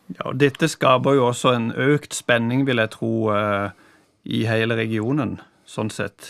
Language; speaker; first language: Norwegian; native; Norwegian